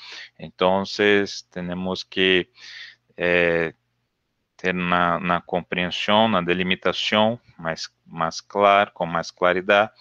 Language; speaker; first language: Spanish; non-native, learner; Portuguese